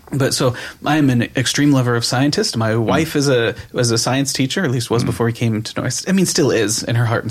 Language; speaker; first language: English; native; English